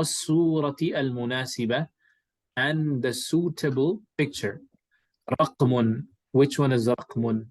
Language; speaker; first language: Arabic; non-native, fluent; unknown